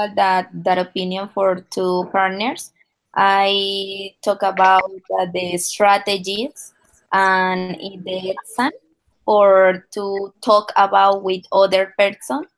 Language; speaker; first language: English; non-native, learner; Spanish